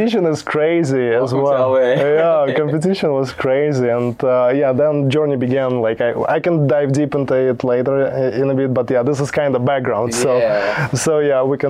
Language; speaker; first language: English; non-native, fluent; Russian